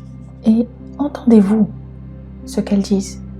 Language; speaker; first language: French; native; French